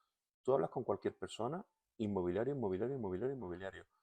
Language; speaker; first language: Spanish; native; Spanish